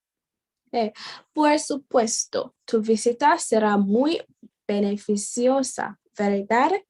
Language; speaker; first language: Spanish; non-native, fluent; English